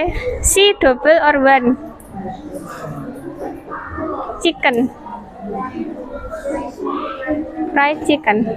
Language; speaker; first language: English; non-native, learner; Indonesian